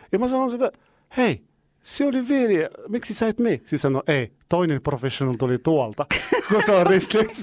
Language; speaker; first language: Finnish; non-native, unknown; Arabic